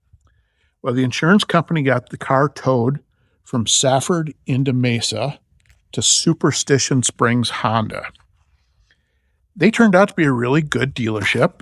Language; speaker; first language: English; native; English